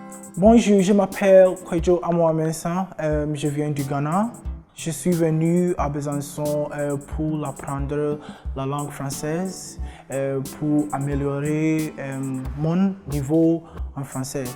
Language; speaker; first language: French; non-native, learner; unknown